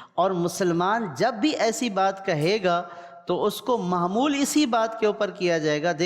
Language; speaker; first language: Urdu; native; Urdu